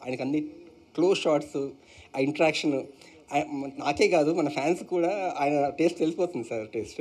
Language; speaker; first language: Telugu; native; Telugu